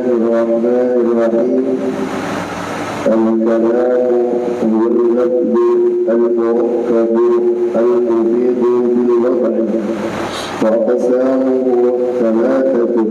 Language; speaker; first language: Arabic; non-native, learner; Indonesian